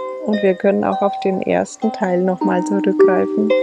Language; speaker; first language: German; native; German